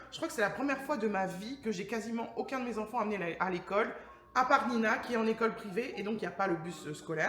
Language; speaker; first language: French; native; French